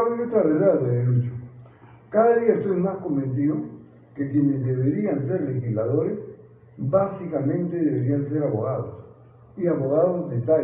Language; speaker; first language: Spanish; native; Spanish